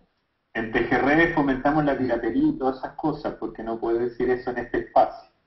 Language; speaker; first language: Spanish; native; Spanish